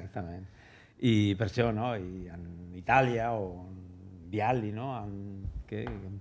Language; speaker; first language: Catalan; non-native, local second language; Spanish